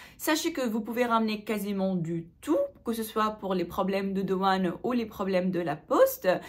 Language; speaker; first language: French; non-native, local second language; Arabic